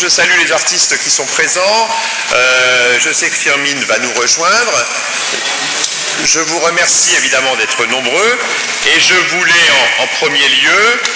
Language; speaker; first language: French; native; French